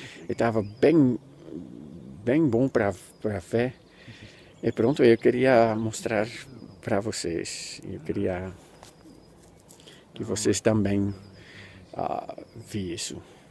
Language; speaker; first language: Portuguese; non-native, fluent; Dutch